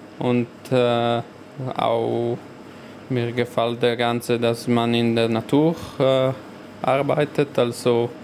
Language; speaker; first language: German; non-native, local second language; Italian